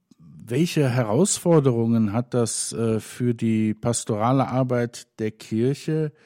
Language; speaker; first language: German; native; German